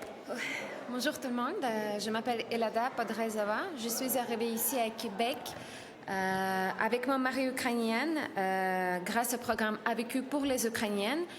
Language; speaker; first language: French; non-native, learner; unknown